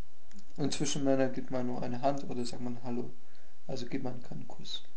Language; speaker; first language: German; non-native, fluent; Polish